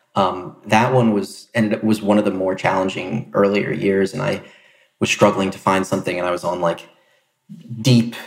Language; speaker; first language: English; native; English